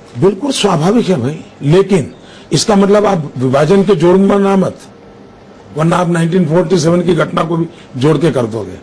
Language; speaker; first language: Hindi; non-native, local second language; Gujarati